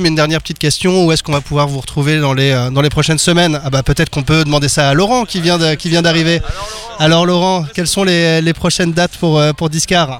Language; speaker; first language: French; native; French